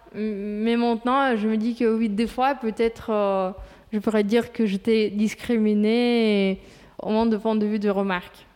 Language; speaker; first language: French; non-native, fluent; Russian